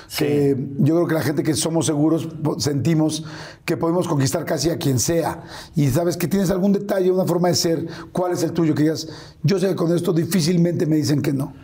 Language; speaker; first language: Spanish; native; Spanish